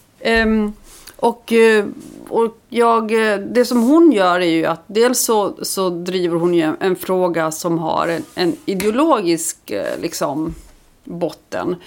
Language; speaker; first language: Swedish; early bilingual, other home language; Icelandic